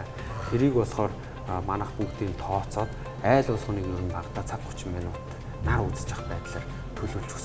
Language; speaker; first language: Mongolian; native; Mongolian